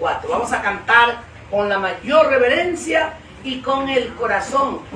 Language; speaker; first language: Spanish; native; Spanish